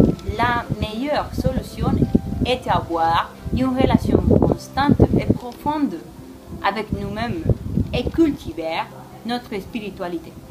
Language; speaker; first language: French; non-native, learner; Spanish